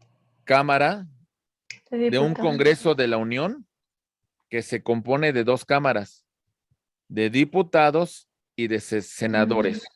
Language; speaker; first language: Spanish; native; Spanish